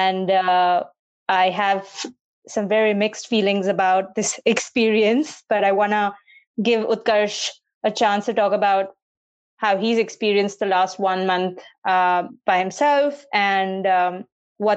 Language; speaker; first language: English; non-native, local second language; Hindi